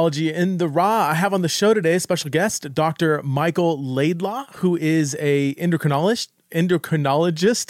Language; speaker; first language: English; native; English